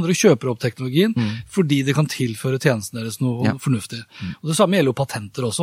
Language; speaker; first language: Norwegian; native; Norwegian